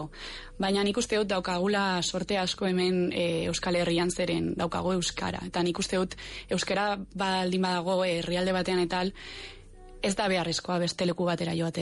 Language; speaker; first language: Basque; non-native, local second language; Spanish